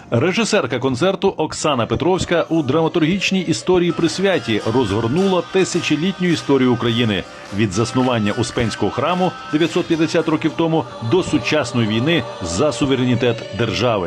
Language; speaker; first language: Ukrainian; native; Ukrainian